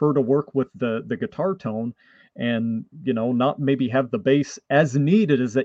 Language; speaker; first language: English; non-native, fluent; French